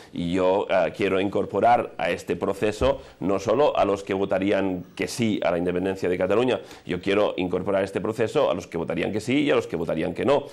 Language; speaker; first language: Spanish; non-native, local second language; Catalan